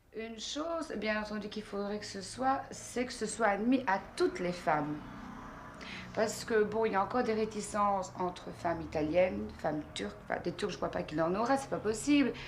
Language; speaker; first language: French; native; French